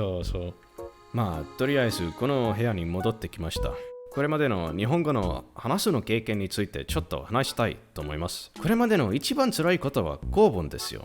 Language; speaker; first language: Japanese; non-native, learner; Estonian